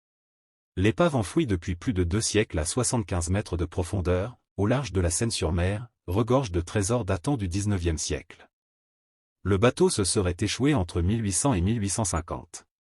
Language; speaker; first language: French; native; French